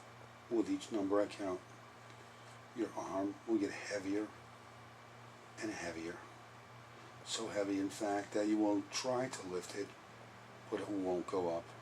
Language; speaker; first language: English; native; English